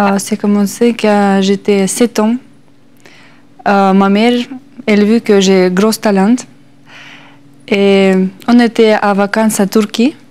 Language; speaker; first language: French; non-native, learner; Russian